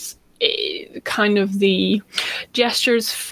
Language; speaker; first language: English; native; English